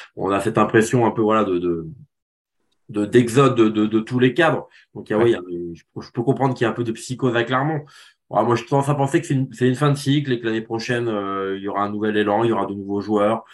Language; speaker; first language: French; native; French